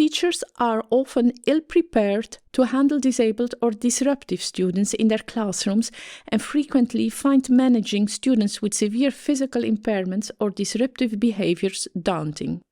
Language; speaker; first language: English; non-native, fluent; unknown